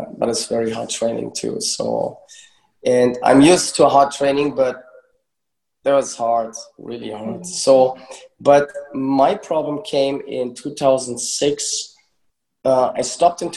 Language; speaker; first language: English; early bilingual, other home language; German